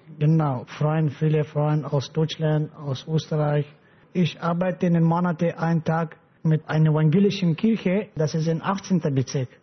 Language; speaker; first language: German; non-native, learner; Pashto